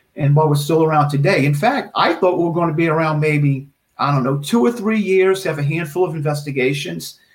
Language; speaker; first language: English; native; English